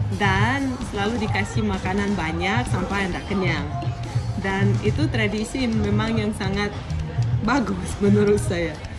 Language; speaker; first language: Indonesian; non-native, fluent; Russian